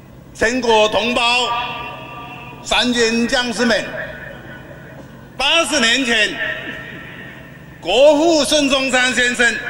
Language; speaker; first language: Chinese; non-native, local second language; Min Nan Chinese